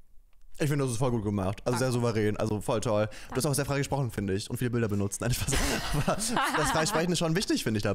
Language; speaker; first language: German; native; German